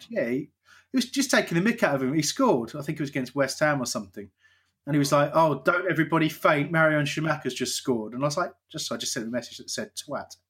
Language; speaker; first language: English; native; English